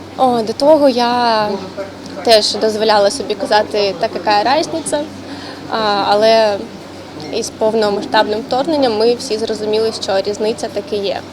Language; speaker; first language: Ukrainian; non-native, local second language; Russian